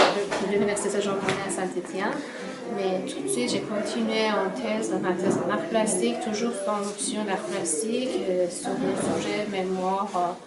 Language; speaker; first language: French; non-native, fluent; Persian